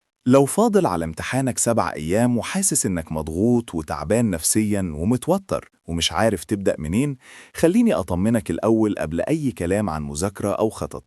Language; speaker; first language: Arabic; native; Arabic